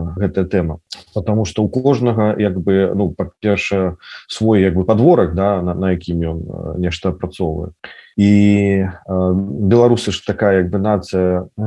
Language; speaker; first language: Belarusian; non-native, local second language; Russian